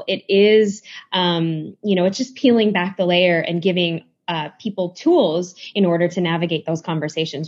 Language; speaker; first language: English; native; English